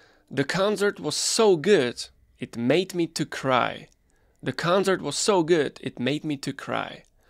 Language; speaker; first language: English; non-native, fluent; Czech